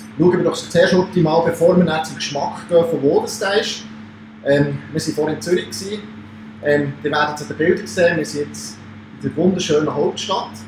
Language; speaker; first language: German; native; German